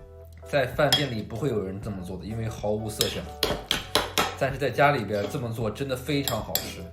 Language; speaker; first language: Chinese; native; Chinese